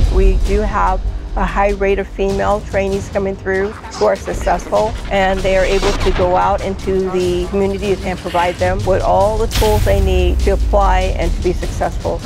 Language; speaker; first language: English; native; English